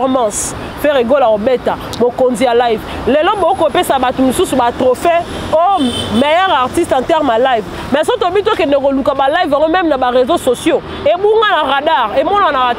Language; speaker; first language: French; non-native, local second language; Lingala